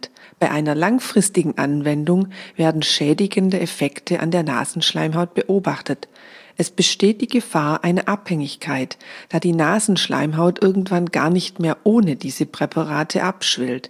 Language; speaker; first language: German; native; German